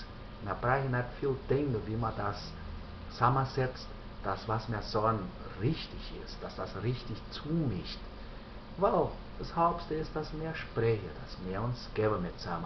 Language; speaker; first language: German; early bilingual, heritage; German